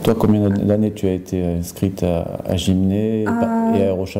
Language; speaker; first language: French; native; French